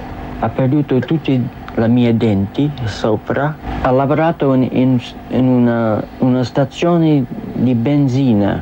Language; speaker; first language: Italian; non-native, learner; English